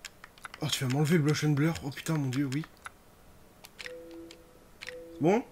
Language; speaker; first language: French; native; French